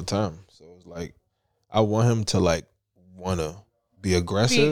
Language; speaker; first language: English; early bilingual, other home language; Italian